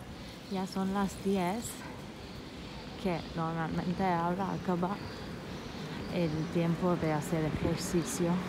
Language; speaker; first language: Spanish; non-native, fluent; Turkish